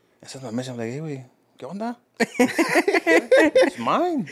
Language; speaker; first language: Spanish; early bilingual, heritage; Spanish